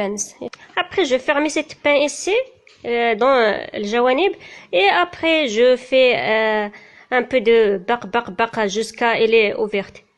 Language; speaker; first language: French; non-native, learner; Tachelhit